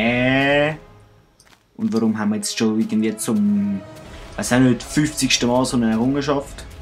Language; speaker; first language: German; native; German